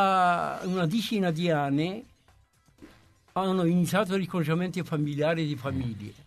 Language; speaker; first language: Italian; non-native, fluent; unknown